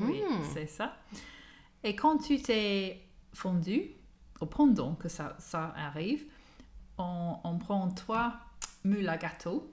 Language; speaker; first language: French; non-native, learner; English